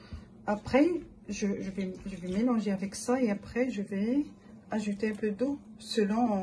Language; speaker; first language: French; non-native, local second language; Arabic